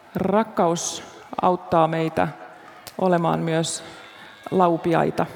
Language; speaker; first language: Finnish; native; Finnish